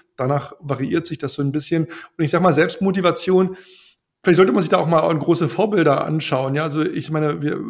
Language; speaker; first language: German; native; German